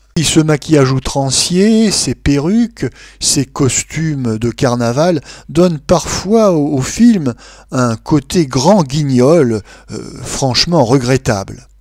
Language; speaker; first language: French; native; French